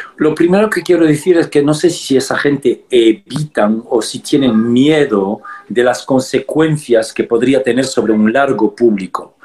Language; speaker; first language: Spanish; early bilingual, heritage; Spanish